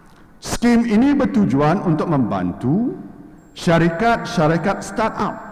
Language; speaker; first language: Malay; native; Malay